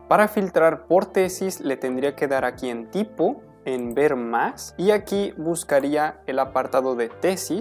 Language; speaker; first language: Spanish; native; Spanish